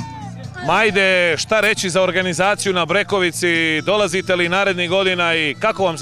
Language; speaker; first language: Serbian; native; Serbian